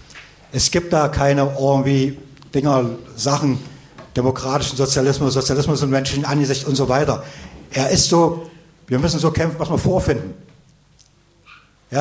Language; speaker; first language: German; native; German